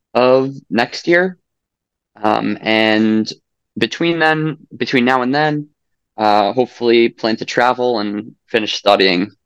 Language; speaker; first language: English; native; English